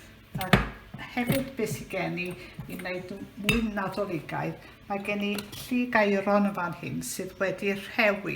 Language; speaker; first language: Welsh; native; Welsh